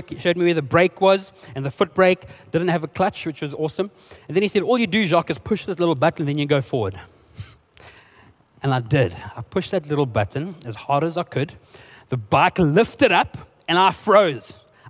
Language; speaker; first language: English; non-native, local second language; Afrikaans